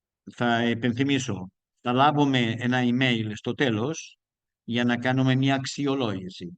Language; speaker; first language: Greek; non-native, learner; Spanish